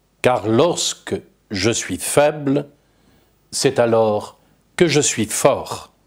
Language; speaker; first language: French; native; French